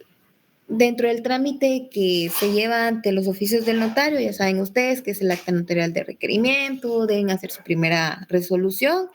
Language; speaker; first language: Spanish; native; Spanish